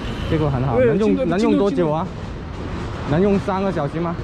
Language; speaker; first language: Chinese; non-native, local second language; Cantonese